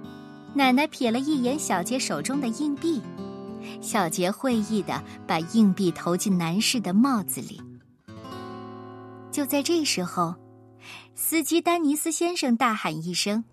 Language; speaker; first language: Chinese; native; Chinese